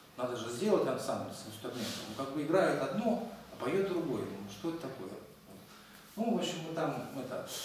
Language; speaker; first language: Russian; native; Russian